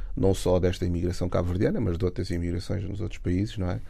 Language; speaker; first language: Portuguese; native; Portuguese